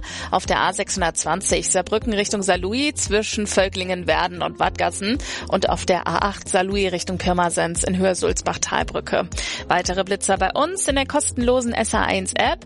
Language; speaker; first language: German; native; German